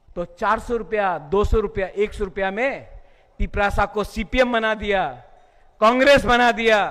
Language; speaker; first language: Hindi; non-native, local second language; Kok Borok